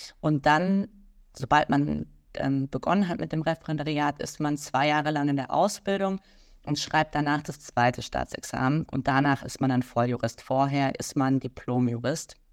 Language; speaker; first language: German; native; German